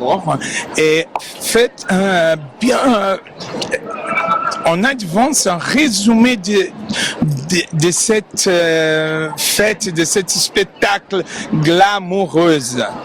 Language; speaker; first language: French; non-native, learner; Portuguese